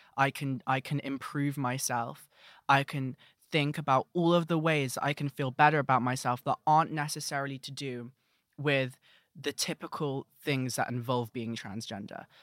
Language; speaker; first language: English; native; English